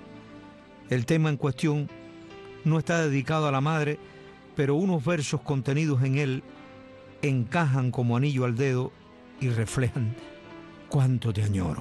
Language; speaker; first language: Spanish; native; Spanish